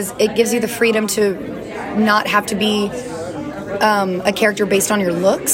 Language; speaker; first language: English; native; English